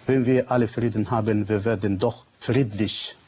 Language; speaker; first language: German; non-native, fluent; Arabic